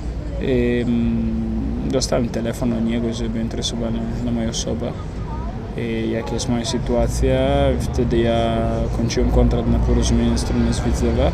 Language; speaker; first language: Polish; non-native, learner; Italian